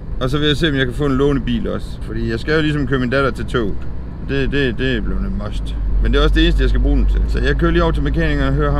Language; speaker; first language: Danish; native; Danish